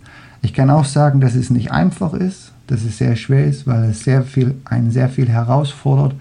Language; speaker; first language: German; non-native, fluent; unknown